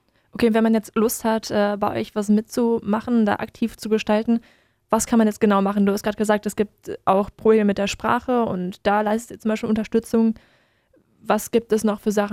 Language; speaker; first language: German; native; German